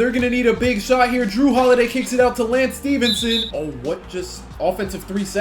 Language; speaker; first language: English; native; English